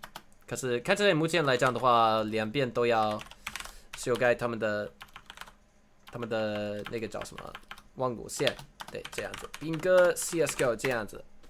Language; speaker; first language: Chinese; non-native, learner; English